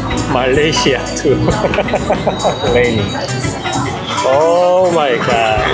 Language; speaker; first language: English; non-native, learner; Korean